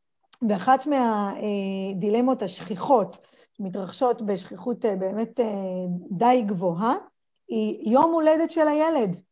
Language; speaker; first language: Hebrew; native; Hebrew